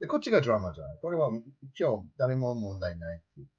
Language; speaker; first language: Japanese; non-native, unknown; English